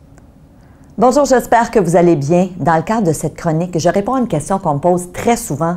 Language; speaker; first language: French; native; French